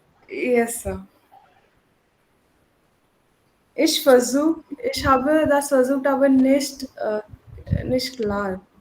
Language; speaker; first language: German; non-native, learner; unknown